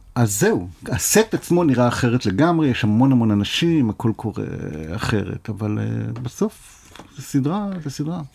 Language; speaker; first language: Hebrew; native; Hebrew